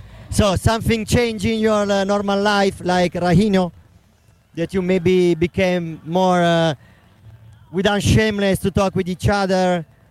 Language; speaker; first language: English; non-native, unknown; Italian